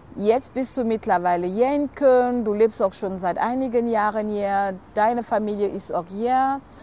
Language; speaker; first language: German; non-native, fluent; French